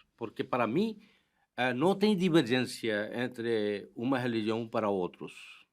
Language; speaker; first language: Portuguese; non-native, fluent; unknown